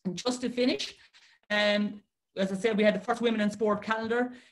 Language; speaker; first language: English; native; English